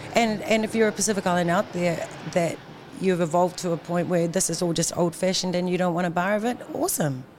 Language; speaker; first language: English; native; English